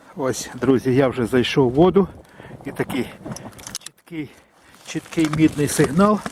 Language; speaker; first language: Ukrainian; non-native, local second language; Russian